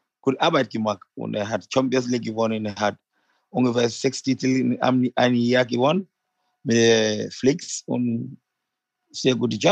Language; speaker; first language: German; non-native, learner; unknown